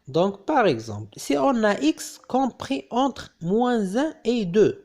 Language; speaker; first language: French; non-native, local second language; Arabic